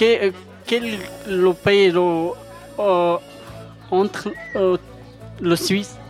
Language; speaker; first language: French; non-native, learner; Pashto